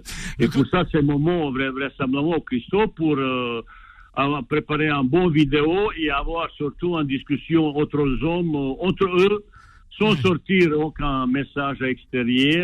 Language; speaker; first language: French; non-native, fluent; Bosnian